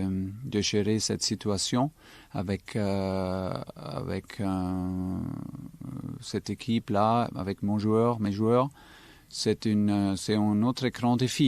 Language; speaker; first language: French; non-native, fluent; German